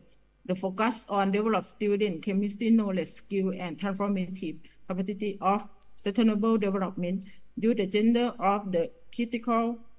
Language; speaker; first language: English; non-native, learner; Thai